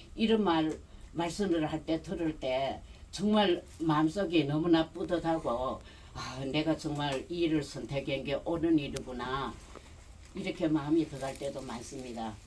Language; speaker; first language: Korean; early bilingual, heritage; Korean